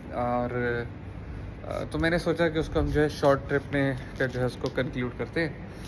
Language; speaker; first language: Hindi; native; Hindi